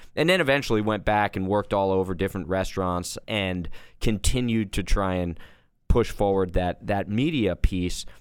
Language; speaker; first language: English; native; English